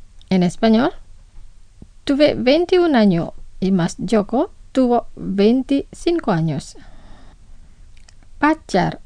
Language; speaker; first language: Spanish; non-native, fluent; Indonesian